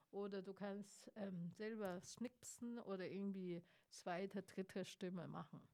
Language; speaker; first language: German; non-native, fluent; Chinese